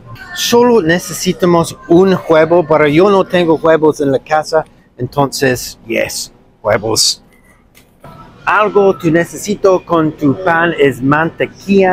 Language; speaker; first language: Spanish; non-native, learner; English